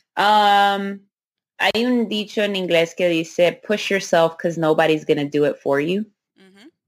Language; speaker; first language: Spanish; early bilingual, heritage; Spanish